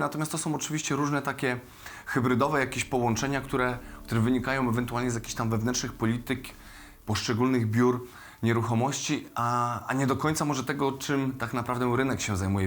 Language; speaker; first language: Polish; native; Polish